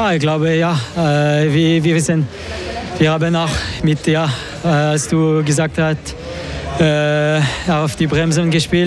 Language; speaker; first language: German; non-native, local second language; French